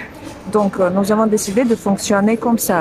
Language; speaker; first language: French; non-native, fluent; Russian